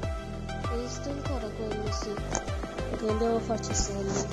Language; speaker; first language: Italian; early bilingual, other home language; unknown